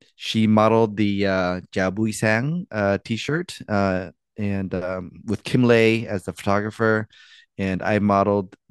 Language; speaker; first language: English; native; English